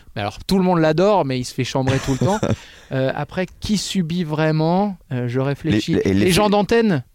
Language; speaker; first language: French; native; French